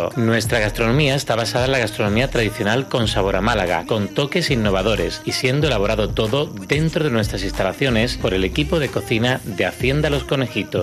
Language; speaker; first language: Spanish; native; Spanish